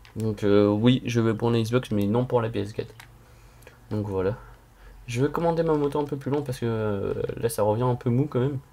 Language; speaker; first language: French; native; French